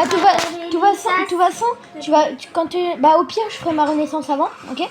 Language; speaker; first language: French; native; French